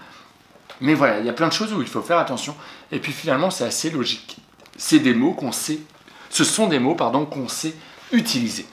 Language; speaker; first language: French; native; French